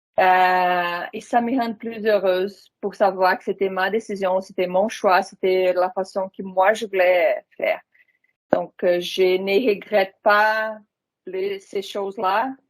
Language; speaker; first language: French; non-native, fluent; Portuguese